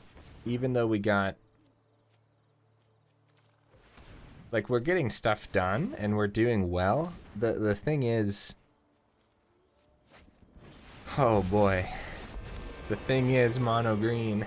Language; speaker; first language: English; native; English